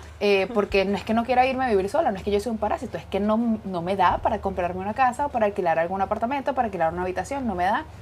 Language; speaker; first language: Spanish; native; Spanish